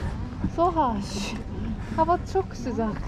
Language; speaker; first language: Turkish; non-native, learner; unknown